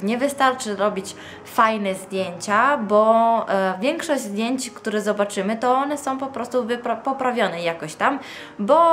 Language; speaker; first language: Polish; non-native, fluent; Italian